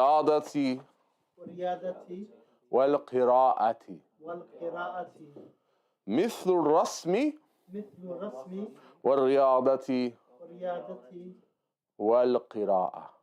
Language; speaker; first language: Arabic; non-native, fluent; English